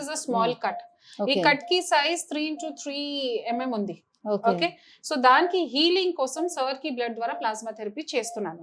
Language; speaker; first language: Telugu; non-native, fluent; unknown